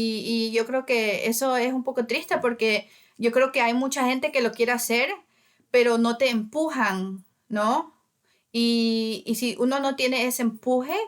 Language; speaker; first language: Spanish; early bilingual, heritage; Spanish